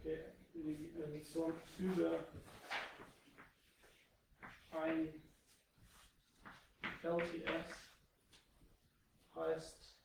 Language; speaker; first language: German; non-native, fluent; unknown